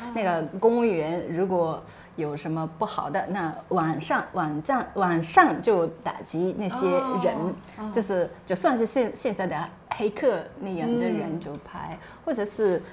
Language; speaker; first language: Chinese; non-native, fluent; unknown